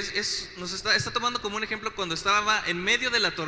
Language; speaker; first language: Spanish; native; Spanish